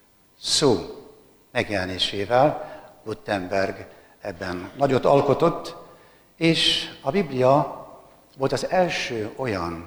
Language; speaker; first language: Hungarian; native; Hungarian